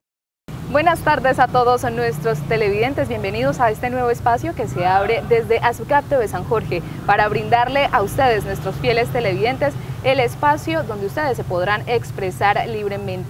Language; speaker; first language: Spanish; native; Spanish